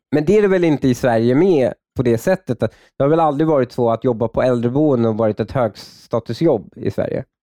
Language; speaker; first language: Swedish; native; Swedish